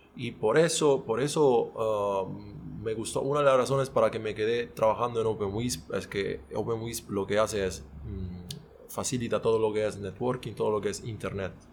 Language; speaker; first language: Spanish; non-native, fluent; Italian